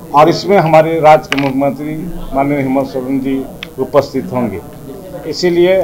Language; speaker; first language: Hindi; native; Hindi